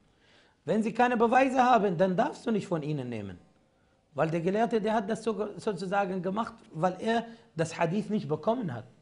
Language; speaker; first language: German; non-native, fluent; Arabic